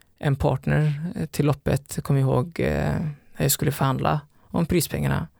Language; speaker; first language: Swedish; early bilingual, other home language; Somali